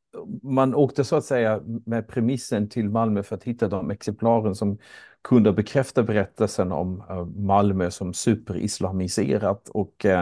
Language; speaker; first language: Swedish; native; Swedish